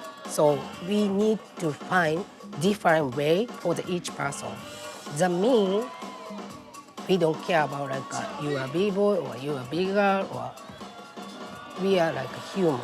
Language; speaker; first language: English; non-native, learner; Japanese